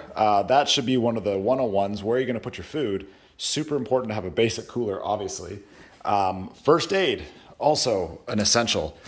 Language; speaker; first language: English; native; English